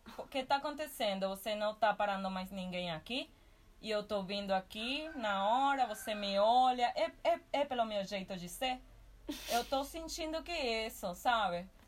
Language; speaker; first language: Portuguese; non-native, fluent; Spanish